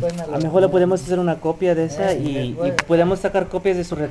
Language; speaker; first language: Spanish; early bilingual, heritage; Spanish